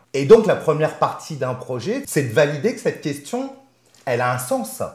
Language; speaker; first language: French; native; French